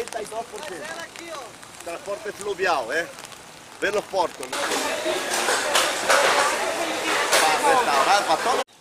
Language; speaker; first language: Spanish; non-native, learner; Portuguese